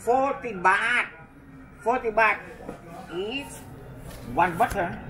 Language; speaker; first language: English; non-native, learner; Thai